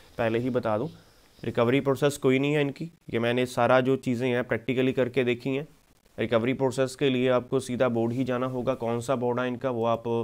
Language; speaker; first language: Hindi; non-native, local second language; Punjabi